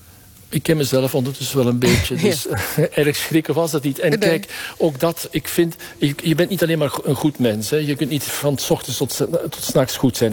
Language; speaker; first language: Dutch; native; Dutch